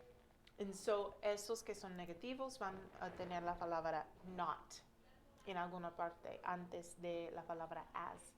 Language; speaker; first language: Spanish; non-native, fluent; English